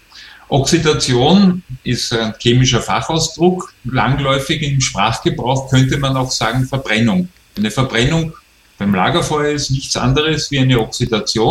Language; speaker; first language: German; native; German